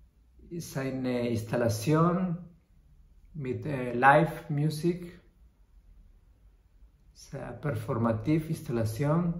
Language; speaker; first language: German; non-native, learner; Spanish